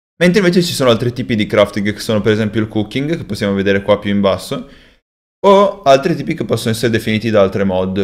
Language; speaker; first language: Italian; native; Italian